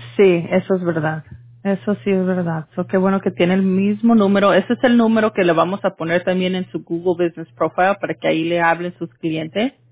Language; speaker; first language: Spanish; early bilingual, heritage; Spanish